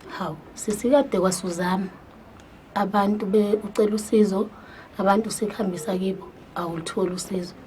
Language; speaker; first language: Zulu; native; Zulu